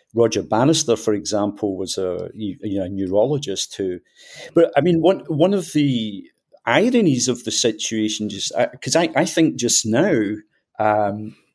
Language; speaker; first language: English; native; English